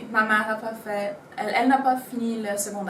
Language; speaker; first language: French; non-native, local second language; Spanish